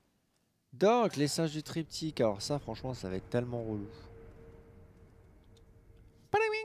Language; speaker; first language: French; native; French